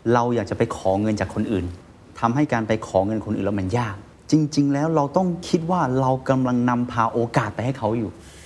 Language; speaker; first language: Thai; non-native, fluent; Chinese